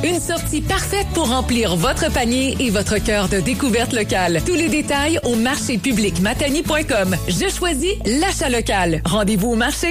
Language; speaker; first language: French; native; French